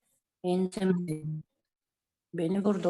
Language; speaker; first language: Turkish; non-native, learner; Kyrgyz